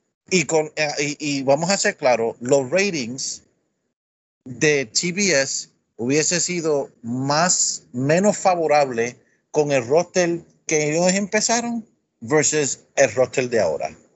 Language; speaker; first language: Spanish; early bilingual, heritage; Spanish